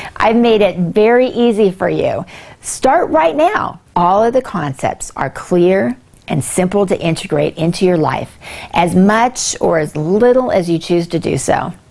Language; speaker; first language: English; native; English